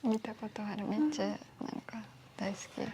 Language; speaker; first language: Japanese; non-native, fluent; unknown